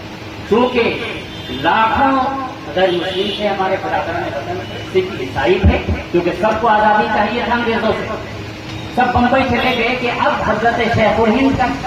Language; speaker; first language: Urdu; native; Urdu